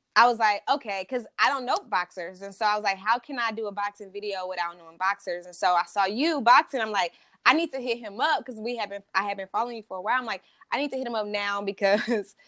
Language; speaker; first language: English; native; English